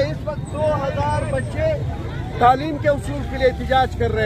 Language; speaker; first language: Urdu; non-native, local second language; Pashto